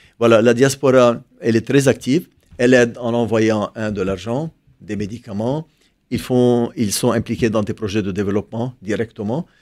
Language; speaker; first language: French; non-native, local second language; Arabic